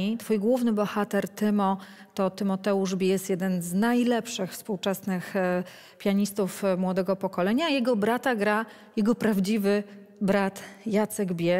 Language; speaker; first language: Polish; native; Polish